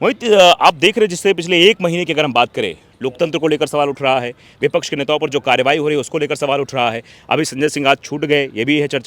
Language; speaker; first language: Hindi; native; Hindi